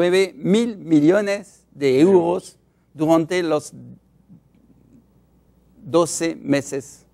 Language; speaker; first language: Spanish; non-native, fluent; French